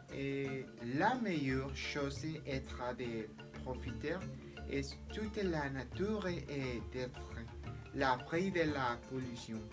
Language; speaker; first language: French; non-native, learner; Spanish